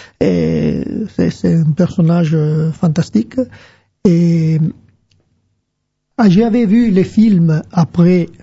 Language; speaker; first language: French; non-native, learner; Italian